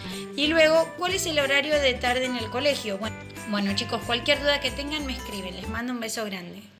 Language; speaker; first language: Spanish; native; Spanish